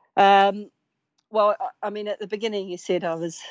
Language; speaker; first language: English; native; English